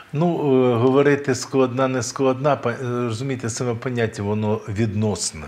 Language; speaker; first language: Ukrainian; native; Ukrainian